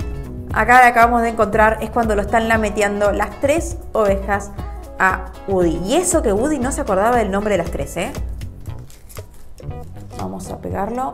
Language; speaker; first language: Spanish; native; Spanish